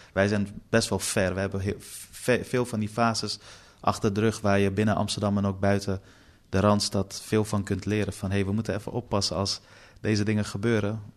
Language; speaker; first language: Dutch; early bilingual, other home language; Persian